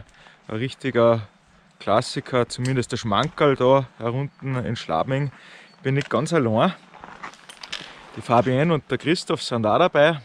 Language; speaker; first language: German; native; German